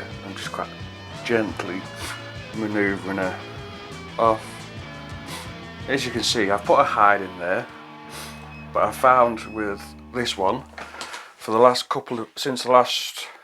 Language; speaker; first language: English; native; English